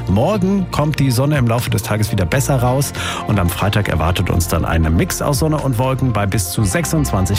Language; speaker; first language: German; native; German